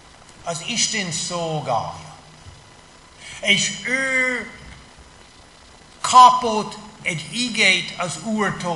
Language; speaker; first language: Hungarian; non-native, fluent; English